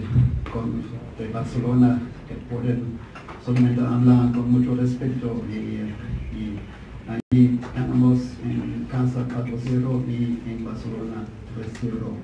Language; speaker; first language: Spanish; non-native, fluent; German